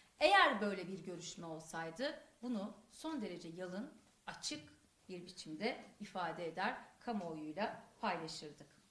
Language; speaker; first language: Turkish; non-native, local second language; Kurdish